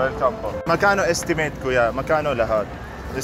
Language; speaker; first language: Filipino; non-native, learner; Arabic